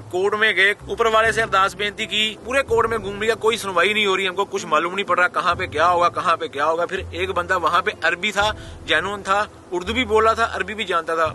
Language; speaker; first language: Hindi; non-native, local second language; Punjabi